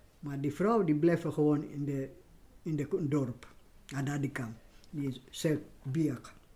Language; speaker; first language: Dutch; non-native, learner; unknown